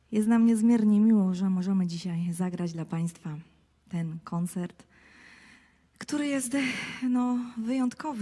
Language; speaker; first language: Polish; native; Polish